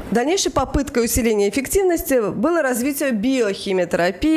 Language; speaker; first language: Russian; native; Russian